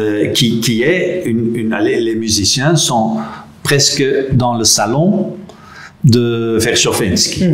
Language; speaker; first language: French; non-native, local second language; Dutch